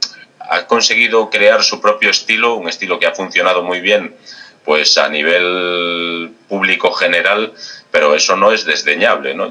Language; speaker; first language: Spanish; native; Spanish